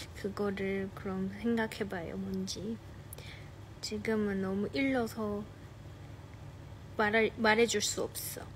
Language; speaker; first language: Korean; non-native, fluent; Chinese